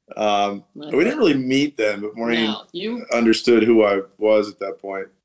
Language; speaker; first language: English; native; English